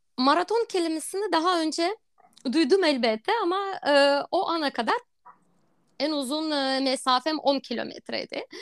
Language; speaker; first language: Turkish; non-native, fluent; Russian